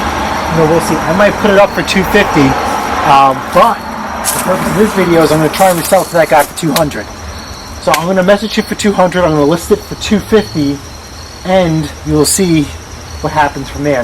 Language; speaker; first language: English; native; English